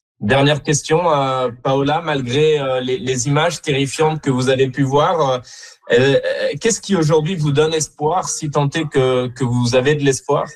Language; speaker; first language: French; native; French